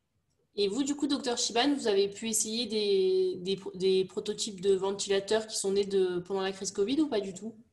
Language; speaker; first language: French; native; French